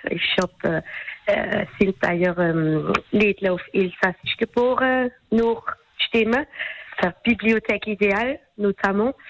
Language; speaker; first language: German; non-native, local second language; French